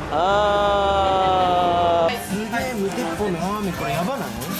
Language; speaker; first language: Japanese; native; Japanese